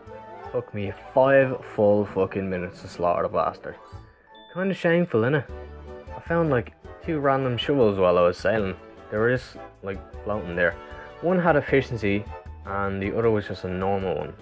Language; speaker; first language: English; native; English